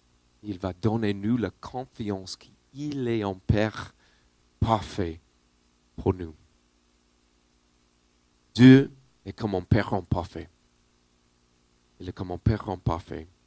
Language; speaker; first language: French; non-native, learner; English